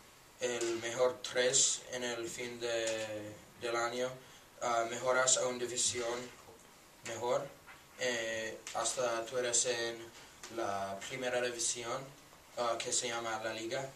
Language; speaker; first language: Spanish; non-native, learner; English